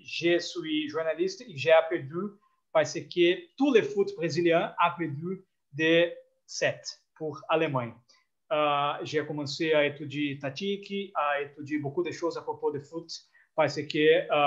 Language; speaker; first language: French; non-native, fluent; Portuguese